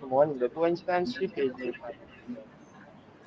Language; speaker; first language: Chinese; native; Chinese